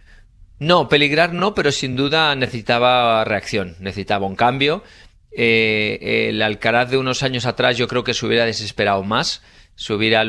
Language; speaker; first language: Spanish; native; Spanish